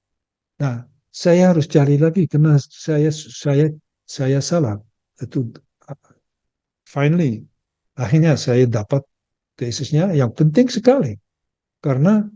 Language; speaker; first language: Indonesian; early bilingual, heritage; Dutch